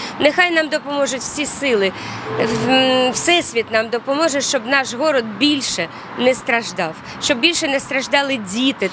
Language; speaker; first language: Ukrainian; non-native, local second language; Russian